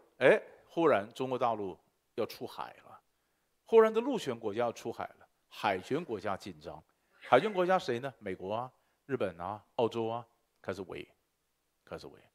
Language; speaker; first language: Chinese; native; Chinese